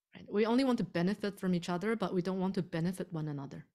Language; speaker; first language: English; early bilingual, other home language; Chinese